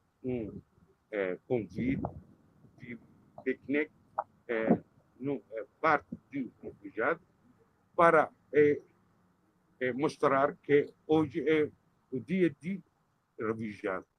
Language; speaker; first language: Portuguese; non-native, learner; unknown